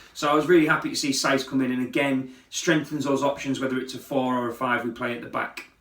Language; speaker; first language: English; native; English